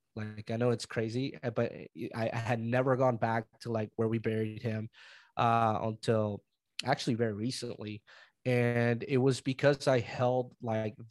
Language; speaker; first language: English; early bilingual, other home language; Spanish